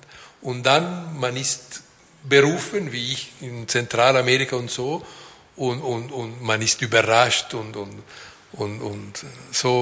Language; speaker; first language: German; non-native, local second language; French